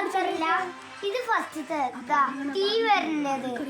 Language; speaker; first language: Malayalam; early bilingual, heritage; Malayalam